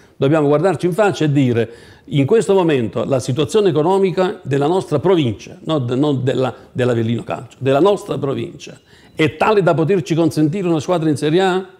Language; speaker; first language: Italian; native; Italian